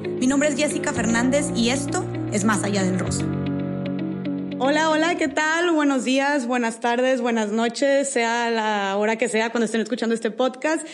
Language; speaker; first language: Spanish; native; Spanish